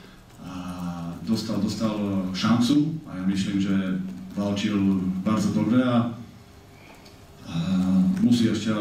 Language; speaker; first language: Polish; non-native, learner; Slovak